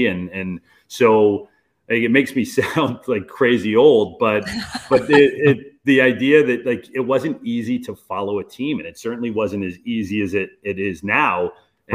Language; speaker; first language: English; native; English